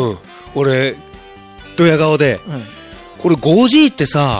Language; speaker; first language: Japanese; native; Japanese